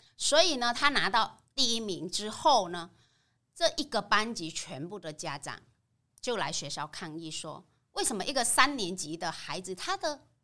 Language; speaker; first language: Chinese; non-native, fluent; Vietnamese